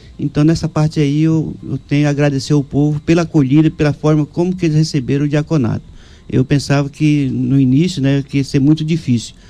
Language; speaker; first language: Portuguese; native; Portuguese